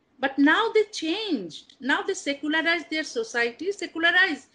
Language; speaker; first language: English; non-native, fluent; Bangla